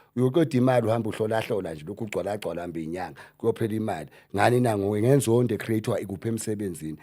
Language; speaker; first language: Zulu; native; Zulu